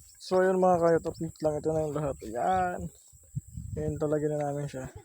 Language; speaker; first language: Filipino; non-native, local second language; Masbatenyo